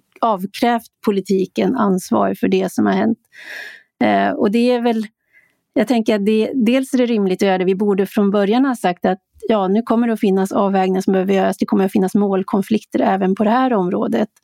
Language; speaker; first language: Swedish; native; Swedish